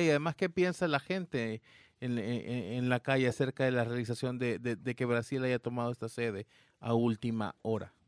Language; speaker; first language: Spanish; native; Spanish